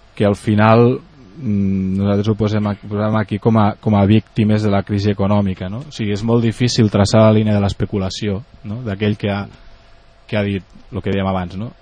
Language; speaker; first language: Catalan; native; Catalan